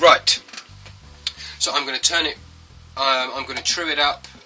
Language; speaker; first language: English; native; English